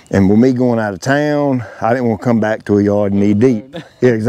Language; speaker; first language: English; native; English